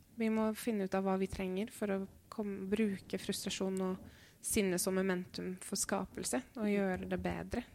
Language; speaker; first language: Norwegian; native; Norwegian